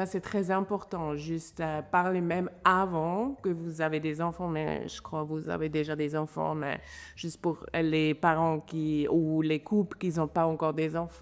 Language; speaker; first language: French; non-native, fluent; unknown